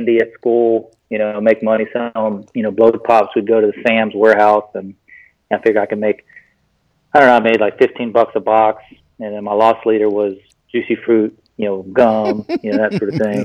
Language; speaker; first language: English; native; English